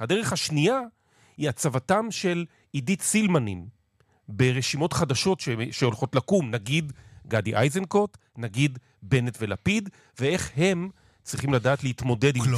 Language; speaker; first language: Hebrew; native; Hebrew